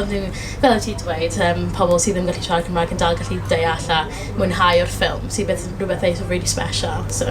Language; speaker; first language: Welsh; non-native, local second language; English